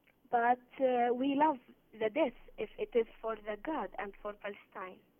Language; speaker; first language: English; non-native, learner; Arabic